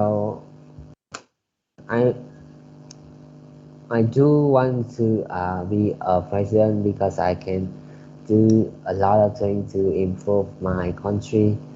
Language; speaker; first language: English; non-native, learner; Vietnamese